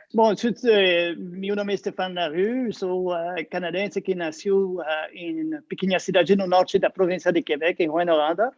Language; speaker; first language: Portuguese; non-native, fluent; French